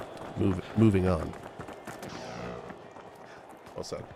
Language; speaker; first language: English; native; English